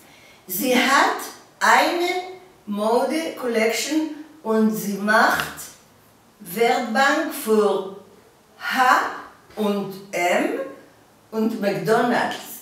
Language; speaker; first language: German; non-native, learner; Hebrew